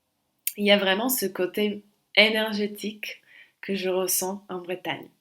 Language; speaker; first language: French; non-native, fluent; Slovak